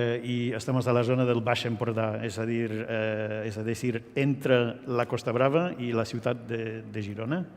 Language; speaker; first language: Spanish; non-native, fluent; English